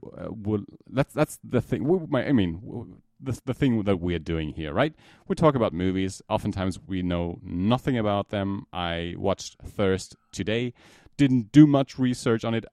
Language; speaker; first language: English; non-native, fluent; German